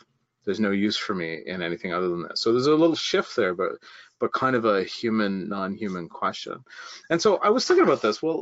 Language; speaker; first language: English; native; English